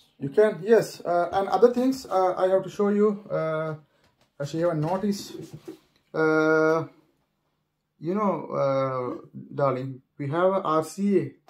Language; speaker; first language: English; non-native, learner; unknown